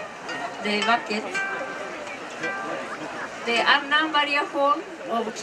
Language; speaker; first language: Swedish; non-native, learner; Japanese